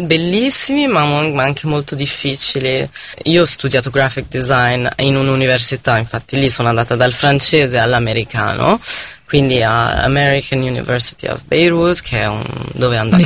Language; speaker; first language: Italian; non-native, fluent; Arabic